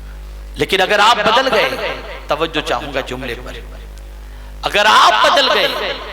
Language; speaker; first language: Urdu; native; Urdu